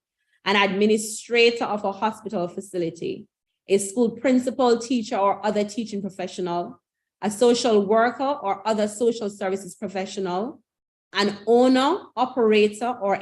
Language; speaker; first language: English; native; English